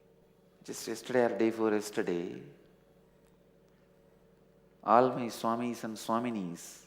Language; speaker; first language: English; non-native, local second language; Tamil